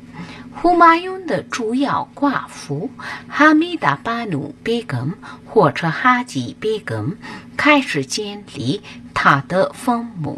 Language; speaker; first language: Chinese; non-native, fluent; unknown